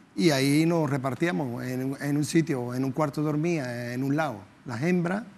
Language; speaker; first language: Spanish; native; Spanish